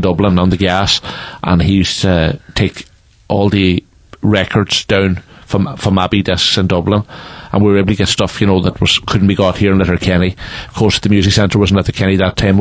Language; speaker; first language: English; native; English